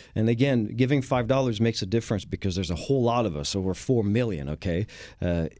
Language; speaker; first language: English; non-native, fluent; French